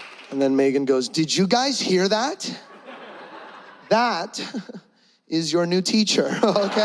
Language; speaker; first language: English; early bilingual, other home language; Spanish